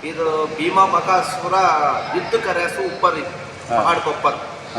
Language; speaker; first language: Hindi; non-native, learner; Telugu